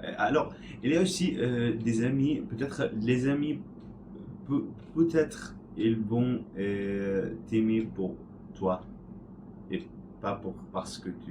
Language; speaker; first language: French; non-native, learner; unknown